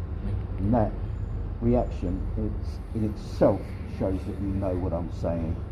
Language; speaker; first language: English; native; English